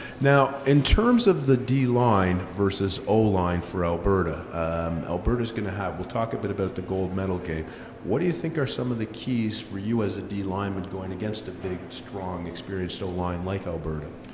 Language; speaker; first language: English; native; English